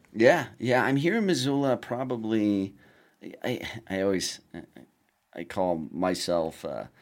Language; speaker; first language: English; non-native, fluent; German